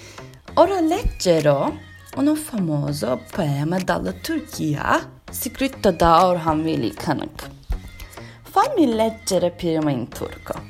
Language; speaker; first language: Italian; non-native, learner; Turkish